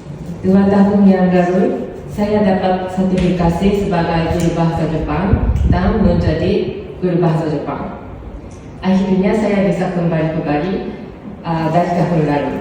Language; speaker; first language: Indonesian; non-native, fluent; Japanese